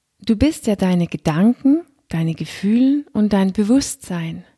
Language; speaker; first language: German; non-native, fluent; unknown